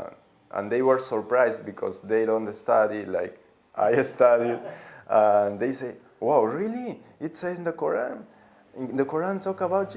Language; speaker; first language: English; non-native, learner; Spanish